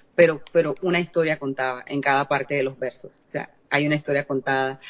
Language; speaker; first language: Spanish; native; Spanish